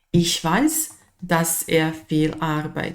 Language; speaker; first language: German; non-native, fluent; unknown